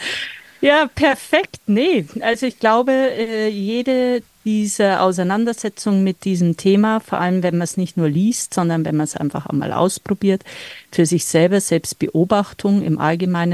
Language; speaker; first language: German; native; German